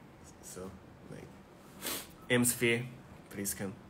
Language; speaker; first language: English; non-native, fluent; Thai